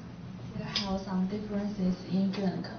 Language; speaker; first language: English; non-native, learner; Chinese